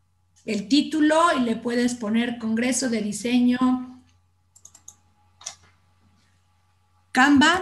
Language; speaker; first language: Spanish; native; Spanish